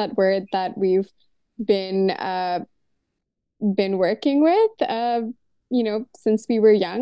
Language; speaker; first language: English; non-native, local second language; Urdu